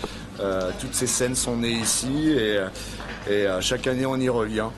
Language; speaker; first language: French; native; French